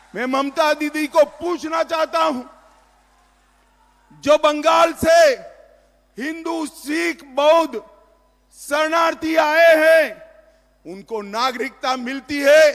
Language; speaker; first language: Hindi; non-native, local second language; Gujarati